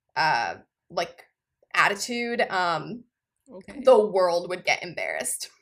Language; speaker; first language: English; non-native, local second language; Punjabi